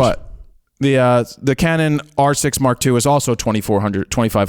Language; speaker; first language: English; native; English